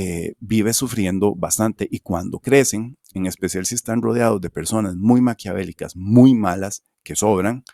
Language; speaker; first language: Spanish; native; Spanish